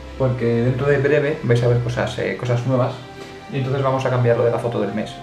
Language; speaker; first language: Spanish; native; Spanish